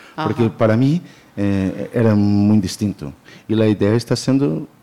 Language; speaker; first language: Spanish; non-native, learner; Portuguese